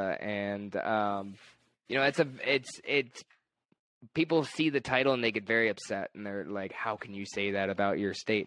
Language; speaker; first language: English; native; English